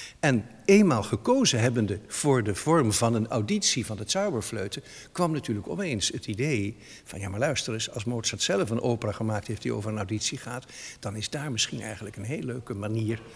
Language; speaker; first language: Dutch; native; Dutch